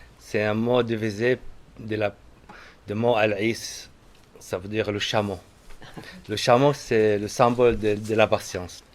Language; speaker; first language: French; non-native, fluent; Arabic